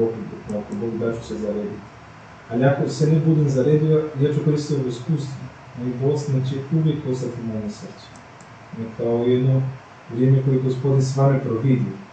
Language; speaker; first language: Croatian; non-native, fluent; Portuguese